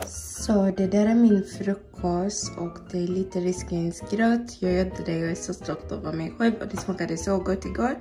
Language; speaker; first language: Swedish; non-native, fluent; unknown